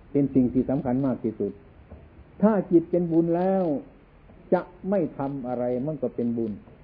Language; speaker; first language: Thai; non-native, local second language; Northeastern Thai